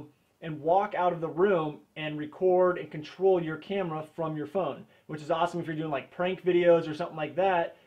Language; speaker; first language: English; native; English